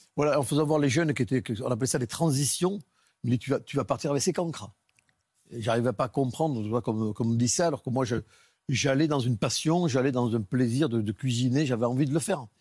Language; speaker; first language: French; native; French